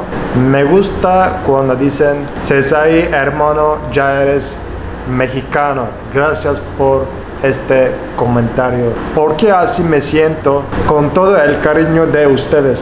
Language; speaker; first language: Spanish; non-native, learner; Turkish